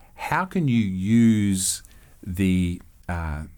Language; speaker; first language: English; native; English